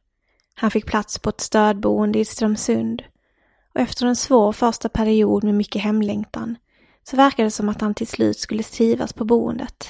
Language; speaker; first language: Swedish; native; Swedish